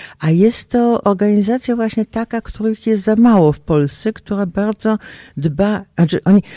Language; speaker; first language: Polish; native; Polish